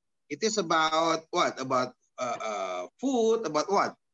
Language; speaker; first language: English; non-native, fluent; Indonesian